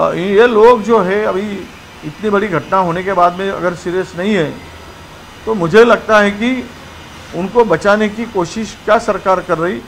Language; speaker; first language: Hindi; non-native, local second language; Marathi